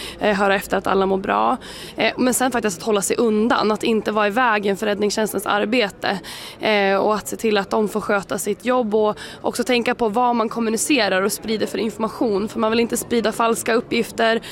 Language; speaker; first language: Swedish; native; Swedish